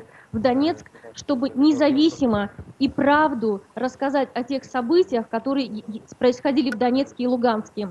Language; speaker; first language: Russian; native; Russian